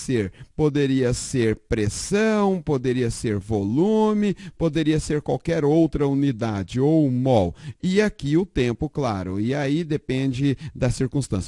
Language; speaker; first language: Portuguese; native; Portuguese